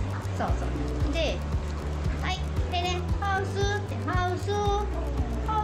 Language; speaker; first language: Japanese; native; Japanese